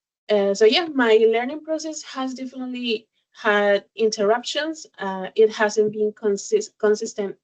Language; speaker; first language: English; non-native, learner; Spanish